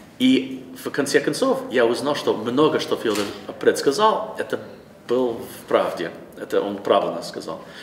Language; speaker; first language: Russian; non-native, learner; English